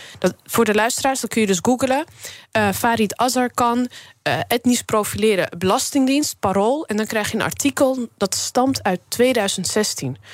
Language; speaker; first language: Dutch; early bilingual, other home language; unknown